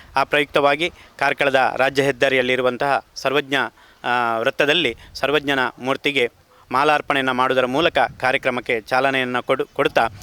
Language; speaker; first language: Kannada; native; Kannada